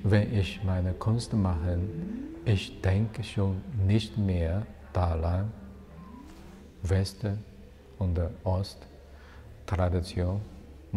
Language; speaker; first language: German; non-native, fluent; Chinese